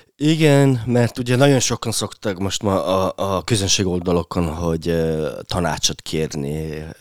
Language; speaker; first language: Hungarian; non-native, fluent; Mongolian